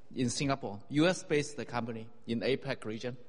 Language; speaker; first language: English; non-native, fluent; Chinese